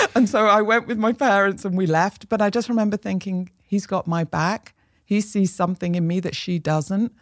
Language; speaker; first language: English; native; English